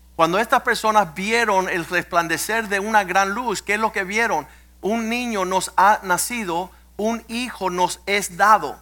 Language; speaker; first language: Spanish; early bilingual, heritage; Spanish